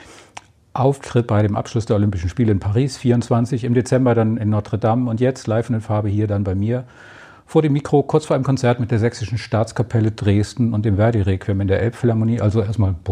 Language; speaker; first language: German; native; German